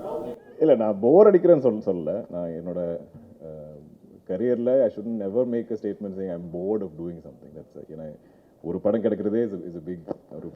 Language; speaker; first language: Tamil; non-native, local second language; Malayalam